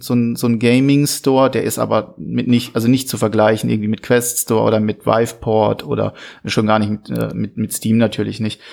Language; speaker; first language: German; native; German